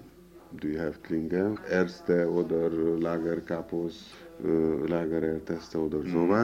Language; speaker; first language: German; non-native, fluent; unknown